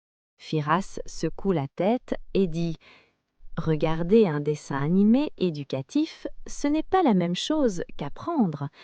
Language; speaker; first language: French; non-native, local second language; Arabic